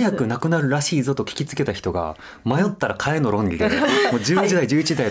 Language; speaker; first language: Japanese; native; Japanese